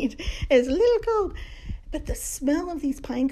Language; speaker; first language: English; native; English